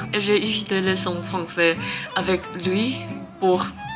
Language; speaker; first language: French; non-native, learner; Thai